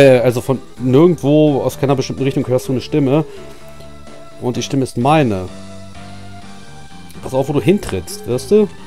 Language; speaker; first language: German; native; German